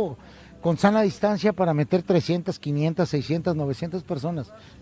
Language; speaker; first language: Spanish; native; Spanish